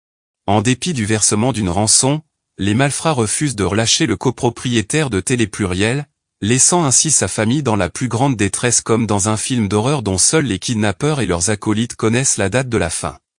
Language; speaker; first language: French; non-native, local second language; Haitian Creole